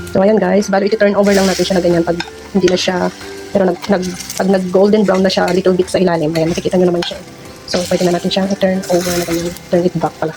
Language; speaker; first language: Filipino; non-native, local second language; Iloko